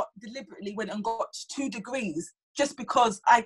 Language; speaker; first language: English; native; English